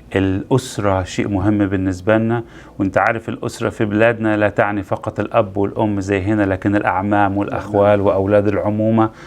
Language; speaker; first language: Arabic; native; Arabic